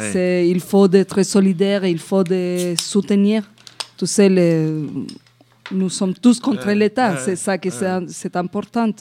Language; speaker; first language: French; non-native, fluent; Spanish